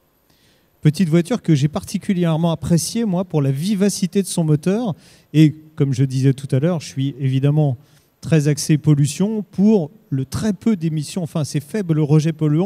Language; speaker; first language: French; native; French